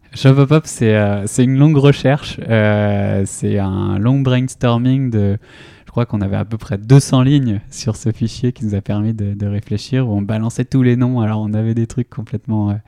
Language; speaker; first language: French; native; French